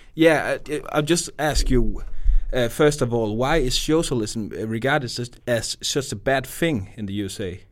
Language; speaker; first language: English; non-native, fluent; Danish